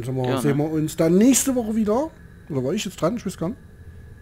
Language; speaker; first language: German; native; German